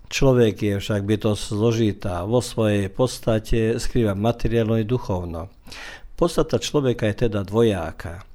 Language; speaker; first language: Slovak; early bilingual, heritage; Slovak